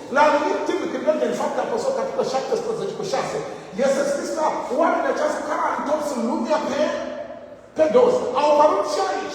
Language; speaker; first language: Romanian; non-native, learner; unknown